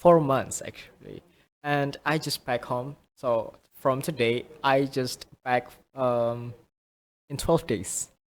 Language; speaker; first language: English; non-native, fluent; Indonesian